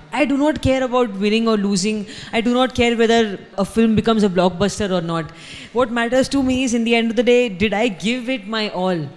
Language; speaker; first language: English; non-native, local second language; Hindi